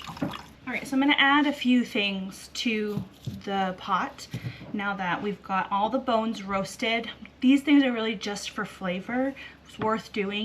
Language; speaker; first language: English; native; English